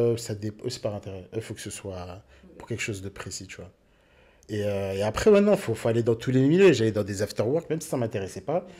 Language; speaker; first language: French; early bilingual, other home language; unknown